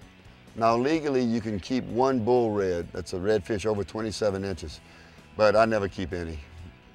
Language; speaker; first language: English; native; English